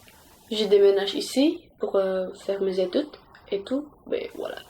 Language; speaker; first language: French; non-native, learner; Indonesian